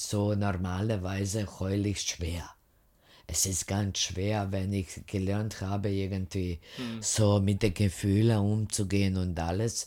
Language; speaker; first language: German; non-native, fluent; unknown